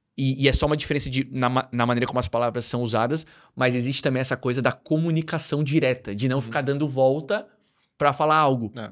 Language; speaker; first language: Portuguese; native; Portuguese